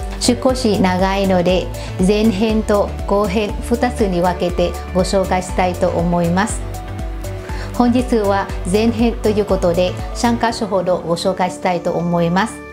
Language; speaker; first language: Japanese; non-native, fluent; Vietnamese